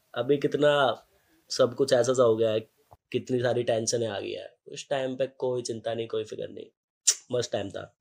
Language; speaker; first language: Hindi; native; Hindi